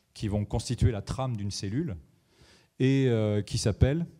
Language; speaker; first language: French; native; French